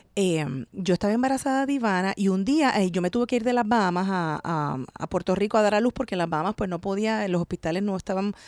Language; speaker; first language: Spanish; native; Spanish